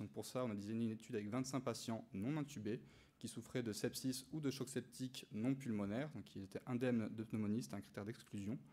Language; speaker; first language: French; native; French